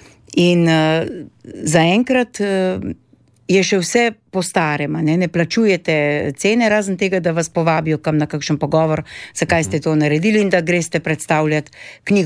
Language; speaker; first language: Slovenian; native; Slovenian